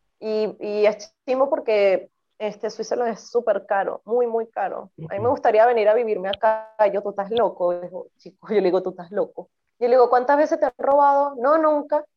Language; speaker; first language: Spanish; native; Spanish